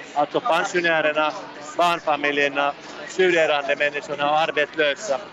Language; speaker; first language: Swedish; non-native, local second language; Finnish